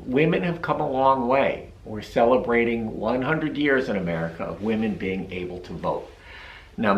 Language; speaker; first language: English; native; English